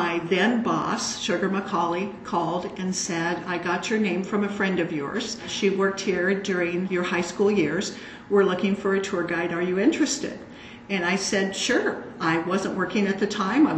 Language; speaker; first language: English; native; English